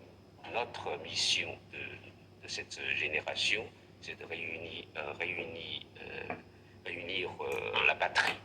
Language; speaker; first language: French; non-native, fluent; Chinese